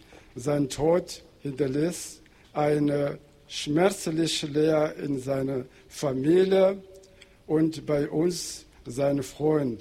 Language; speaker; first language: German; non-native, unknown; Portuguese